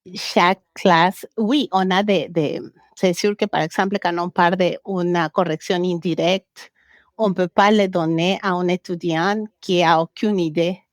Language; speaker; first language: French; non-native, fluent; Spanish